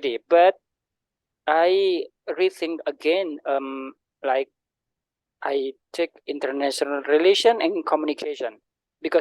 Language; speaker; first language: English; non-native, learner; Indonesian